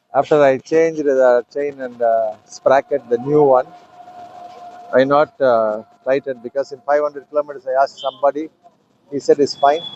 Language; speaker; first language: English; non-native, local second language; Tamil